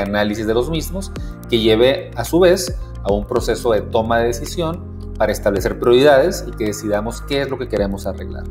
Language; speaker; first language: Spanish; native; Spanish